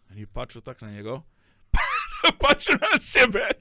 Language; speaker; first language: Polish; non-native, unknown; Serbian